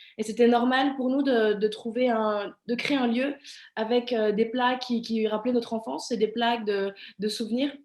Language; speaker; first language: French; early bilingual, other home language; Vietnamese